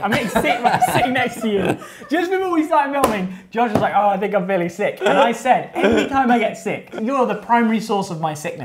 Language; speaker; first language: English; native; English